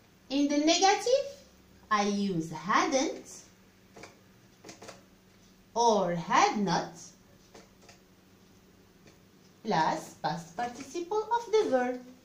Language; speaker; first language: English; non-native, fluent; Arabic